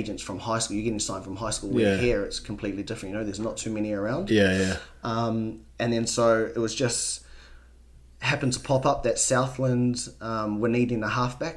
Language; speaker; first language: English; native; English